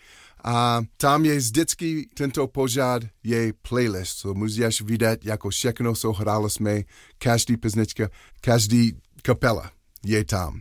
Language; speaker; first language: Czech; non-native, learner; English